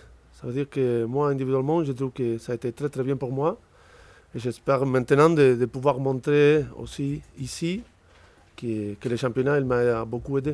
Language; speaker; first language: French; non-native, fluent; Spanish